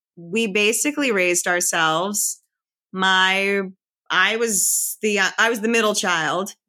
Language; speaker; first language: English; native; English